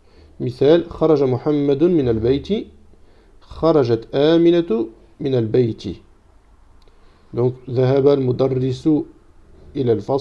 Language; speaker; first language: Arabic; non-native, fluent; French